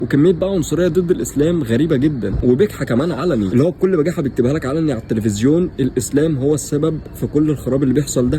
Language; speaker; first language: Arabic; native; Arabic